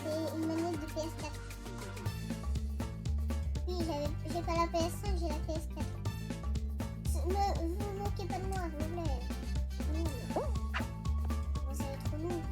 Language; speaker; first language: French; native; French